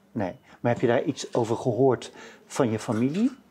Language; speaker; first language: Dutch; native; Dutch